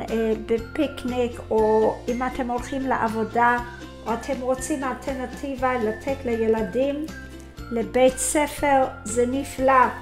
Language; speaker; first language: Hebrew; non-native, fluent; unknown